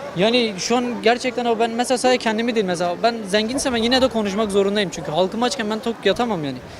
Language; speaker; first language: Turkish; non-native, local second language; Kurdish